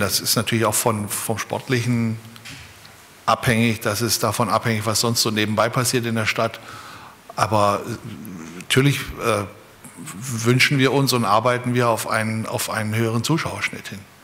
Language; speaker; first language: German; native; German